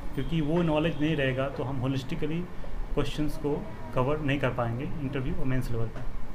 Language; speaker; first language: Hindi; native; Hindi